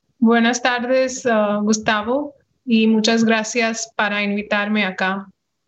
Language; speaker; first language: Spanish; non-native, fluent; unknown